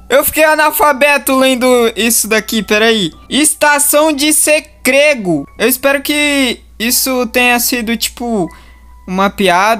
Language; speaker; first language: Portuguese; native; Portuguese